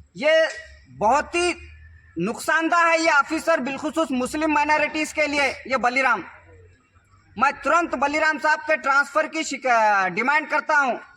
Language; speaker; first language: Hindi; non-native, local second language; Urdu